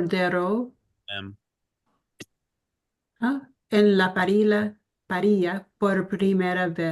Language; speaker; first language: Spanish; non-native, learner; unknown